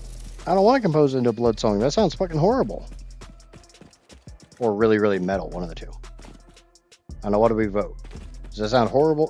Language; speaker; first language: English; native; English